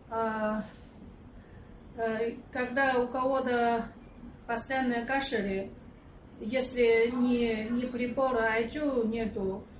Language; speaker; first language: Russian; non-native, fluent; Chinese